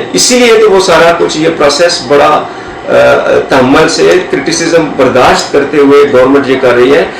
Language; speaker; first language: Urdu; non-native, local second language; Punjabi